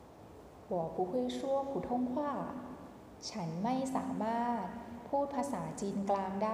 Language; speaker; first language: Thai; non-native, fluent; Chinese